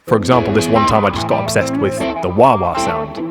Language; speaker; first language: English; native; English